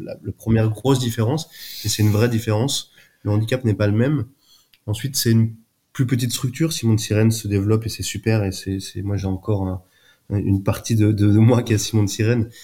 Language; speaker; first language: French; native; French